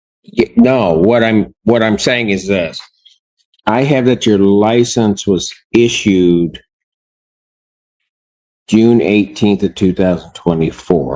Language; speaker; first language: English; native; English